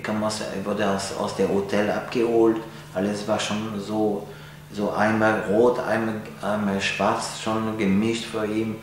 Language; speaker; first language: German; non-native, fluent; French